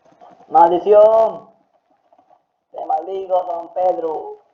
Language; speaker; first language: Spanish; native; Spanish